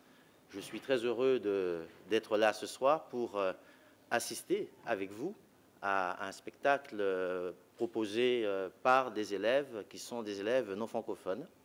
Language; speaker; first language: French; native; French